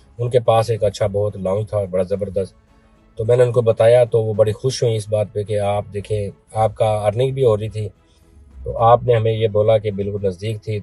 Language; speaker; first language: Urdu; non-native, local second language; Punjabi